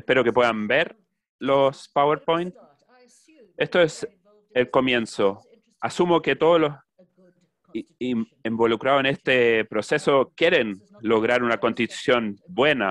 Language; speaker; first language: Spanish; non-native, fluent; English